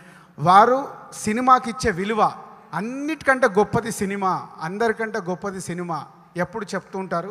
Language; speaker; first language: Telugu; native; Telugu